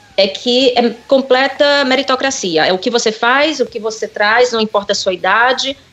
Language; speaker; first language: Portuguese; native; Portuguese